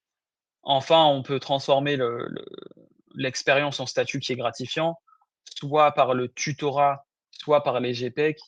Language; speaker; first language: French; native; French